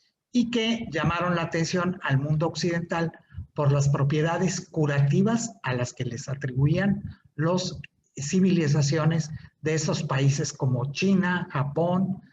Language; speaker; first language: Spanish; native; Spanish